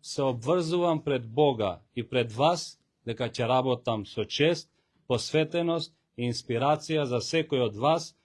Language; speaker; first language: Macedonian; non-native, local second language; Albanian